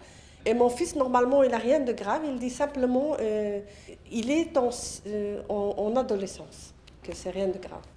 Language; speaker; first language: French; non-native, local second language; Arabic